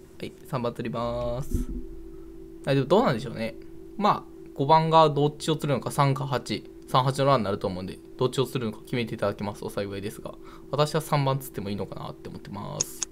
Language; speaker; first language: Japanese; native; Japanese